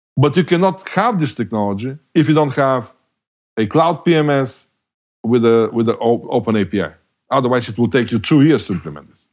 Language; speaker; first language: English; non-native, fluent; Bulgarian